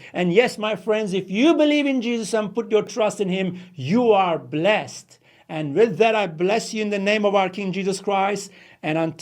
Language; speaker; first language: English; non-native, fluent; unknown